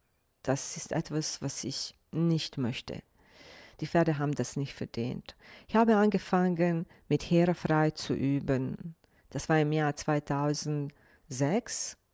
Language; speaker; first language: German; non-native, fluent; Bosnian